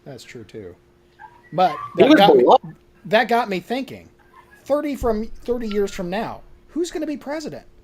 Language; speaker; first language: English; native; English